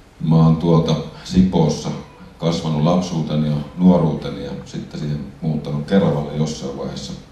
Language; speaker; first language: Finnish; native; Finnish